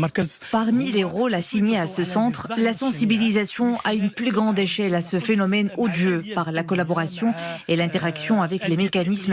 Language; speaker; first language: French; non-native, local second language; Arabic